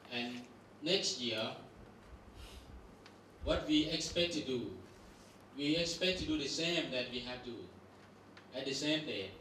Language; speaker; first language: English; non-native, learner; Thai